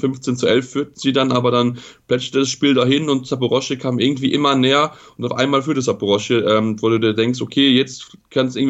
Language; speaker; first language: German; native; German